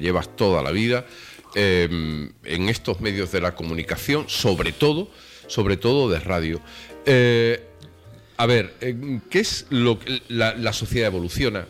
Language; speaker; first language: Spanish; native; Spanish